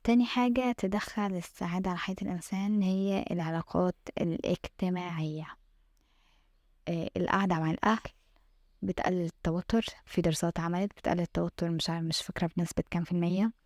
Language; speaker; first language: Arabic; native; Arabic